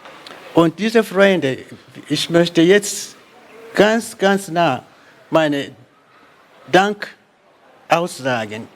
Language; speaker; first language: German; non-native, learner; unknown